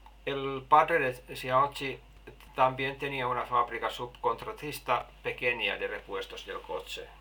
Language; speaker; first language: Spanish; non-native, learner; Finnish